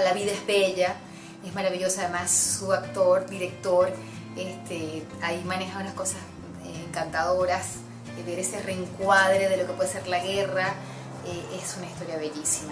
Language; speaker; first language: Spanish; native; Spanish